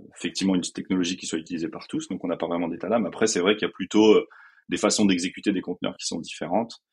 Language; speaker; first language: French; native; French